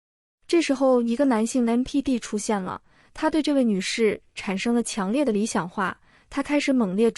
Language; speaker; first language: Chinese; native; Chinese